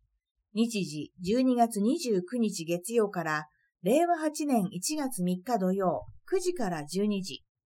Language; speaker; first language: Japanese; native; Japanese